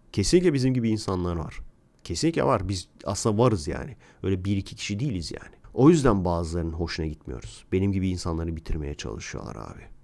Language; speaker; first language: Turkish; native; Turkish